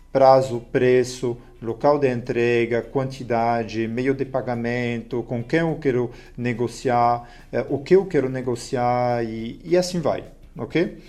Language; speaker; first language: Portuguese; non-native, fluent; French